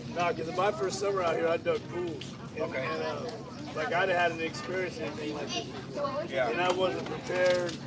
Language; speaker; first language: English; native; English